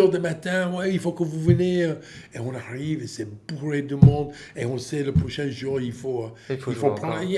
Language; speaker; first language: French; non-native, fluent; English